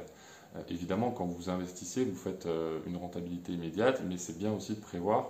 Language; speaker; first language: French; native; French